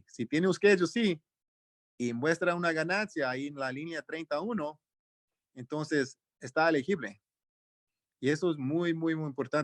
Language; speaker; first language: Spanish; early bilingual, heritage; Spanish